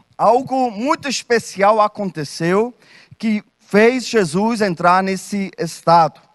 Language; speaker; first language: Portuguese; non-native, fluent; German